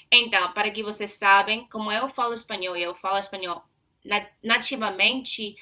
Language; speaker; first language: Portuguese; non-native, fluent; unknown